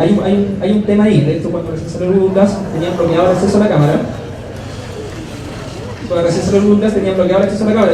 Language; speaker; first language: Spanish; native; Spanish